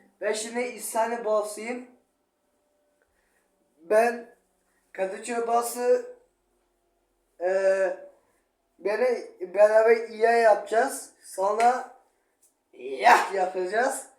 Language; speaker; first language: Turkish; non-native, learner; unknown